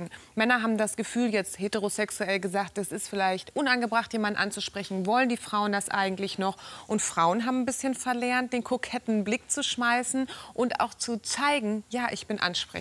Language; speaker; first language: German; native; German